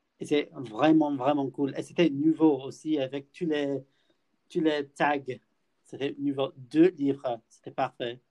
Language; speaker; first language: French; non-native, learner; English